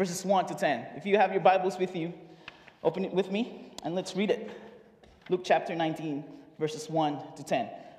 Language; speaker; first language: English; non-native, local second language; Filipino